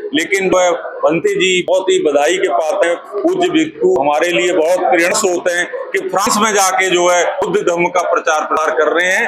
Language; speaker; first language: Hindi; native; Hindi